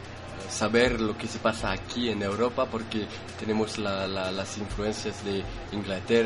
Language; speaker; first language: Spanish; non-native, fluent; French